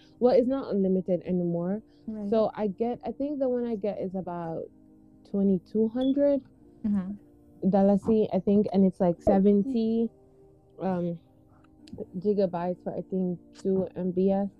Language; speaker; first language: English; non-native, local second language; Wolof